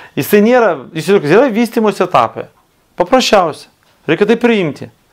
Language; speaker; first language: Lithuanian; non-native, local second language; Russian